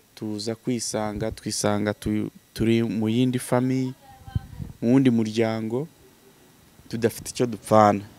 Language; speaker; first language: Kinyarwanda; early bilingual, heritage; Kinyarwanda